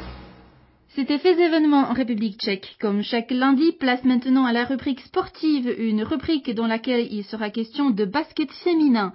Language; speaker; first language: French; native; French